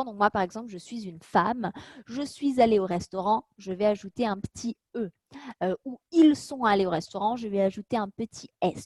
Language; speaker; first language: French; native; French